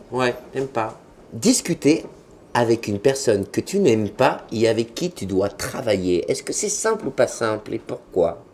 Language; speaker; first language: French; native; French